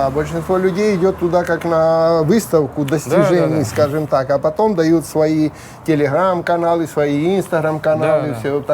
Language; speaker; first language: Russian; native; Russian